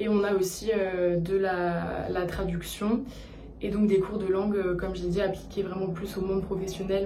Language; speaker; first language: French; native; French